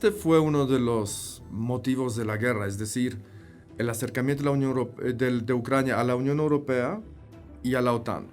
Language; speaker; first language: Spanish; non-native, fluent; Polish